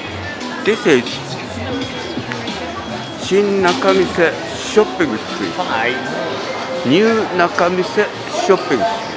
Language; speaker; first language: English; non-native, learner; Japanese